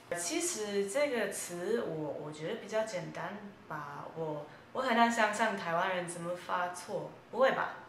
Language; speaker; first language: Chinese; early bilingual, heritage; Chinese